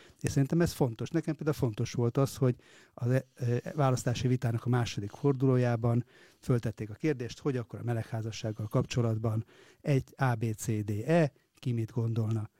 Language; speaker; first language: Hungarian; native; Hungarian